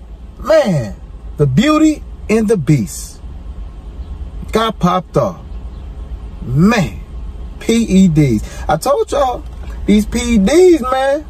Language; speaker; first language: English; native; English